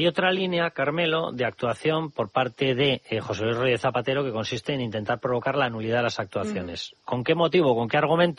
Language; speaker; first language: Spanish; native; Spanish